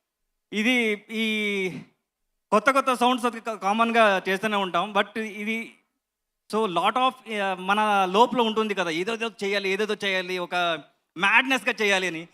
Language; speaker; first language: Telugu; non-native, learner; Kannada